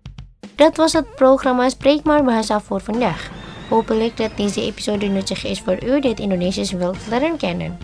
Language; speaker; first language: Dutch; non-native, learner; Indonesian